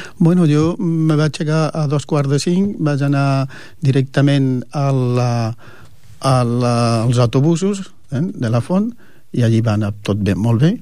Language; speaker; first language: Catalan; non-native, local second language; Spanish